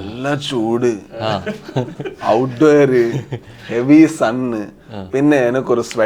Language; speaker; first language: Malayalam; non-native, local second language; Kannada